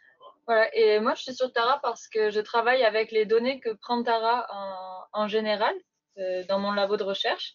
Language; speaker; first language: French; native; French